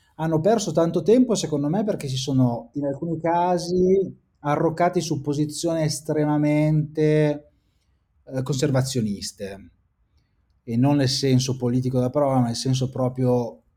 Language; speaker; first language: Italian; native; Italian